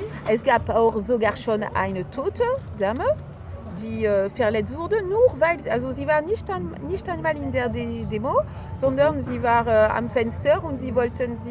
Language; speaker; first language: German; non-native, fluent; French